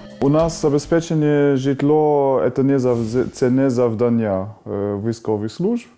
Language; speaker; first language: Ukrainian; non-native, learner; German